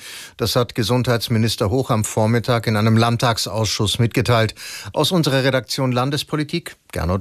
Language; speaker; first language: German; native; German